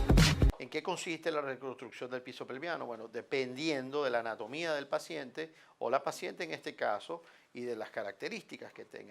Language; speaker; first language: Spanish; native; Spanish